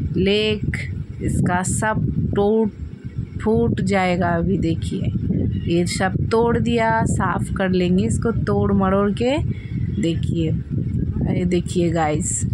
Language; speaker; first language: Hindi; non-native, local second language; Bangla